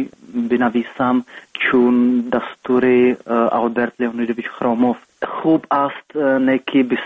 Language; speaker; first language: Persian; non-native, fluent; Czech